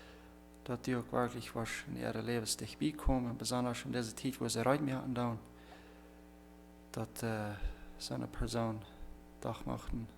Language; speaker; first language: German; non-native, learner; Plautdietsch